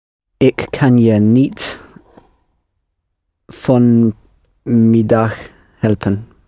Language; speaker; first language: Dutch; non-native, learner; English